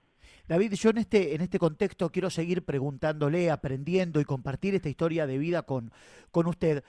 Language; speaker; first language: Spanish; native; Spanish